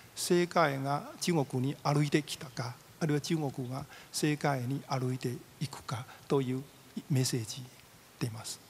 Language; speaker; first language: Japanese; non-native, fluent; Chinese